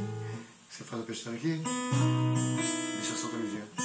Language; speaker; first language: Portuguese; native; Portuguese